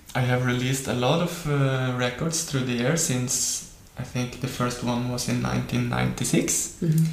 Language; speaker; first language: English; non-native, fluent; Norwegian